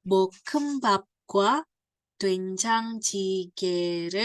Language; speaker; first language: Korean; non-native, fluent; Indonesian